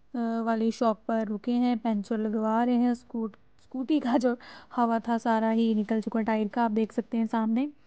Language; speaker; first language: Hindi; non-native, local second language; Punjabi